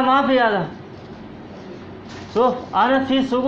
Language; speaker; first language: Arabic; non-native, learner; Hindi